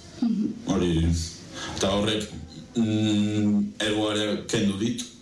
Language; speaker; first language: Basque; non-native, local second language; Spanish